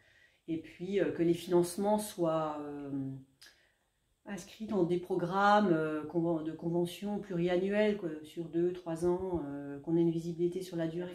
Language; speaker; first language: French; native; French